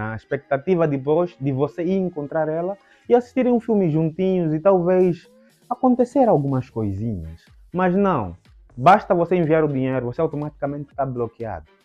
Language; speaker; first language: Portuguese; native; Portuguese